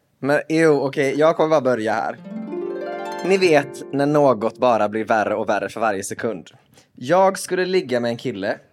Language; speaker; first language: Swedish; native; Swedish